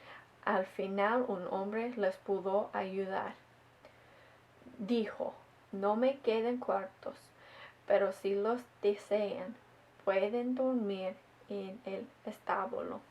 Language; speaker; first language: Spanish; non-native, learner; English